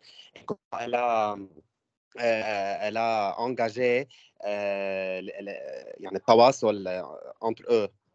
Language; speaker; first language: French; non-native, learner; Arabic